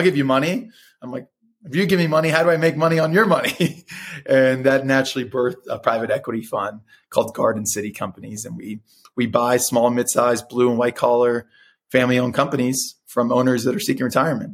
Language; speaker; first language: English; early bilingual, other home language; Spanish